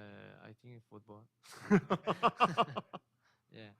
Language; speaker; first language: English; non-native, learner; Spanish